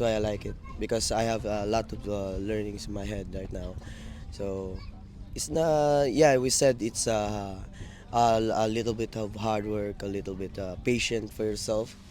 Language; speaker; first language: English; non-native, local second language; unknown